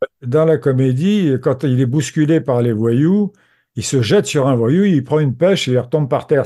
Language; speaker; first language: French; native; French